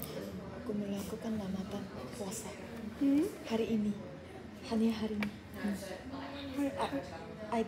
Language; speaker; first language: Indonesian; non-native, learner; Korean